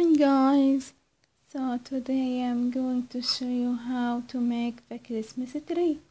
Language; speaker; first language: English; non-native, learner; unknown